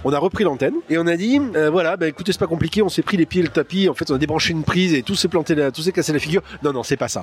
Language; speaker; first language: French; native; French